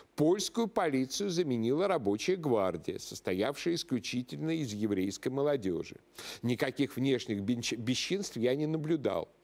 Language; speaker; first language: Russian; native; Russian